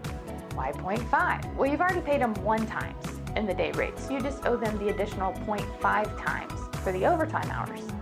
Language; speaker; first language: English; native; English